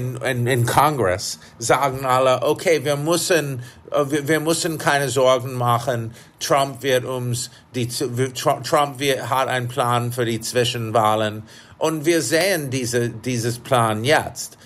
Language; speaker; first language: German; non-native, fluent; English